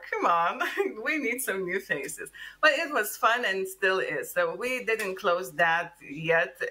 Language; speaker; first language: English; non-native, fluent; Lithuanian